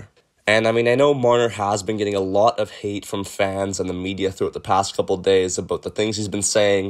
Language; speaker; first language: English; native; English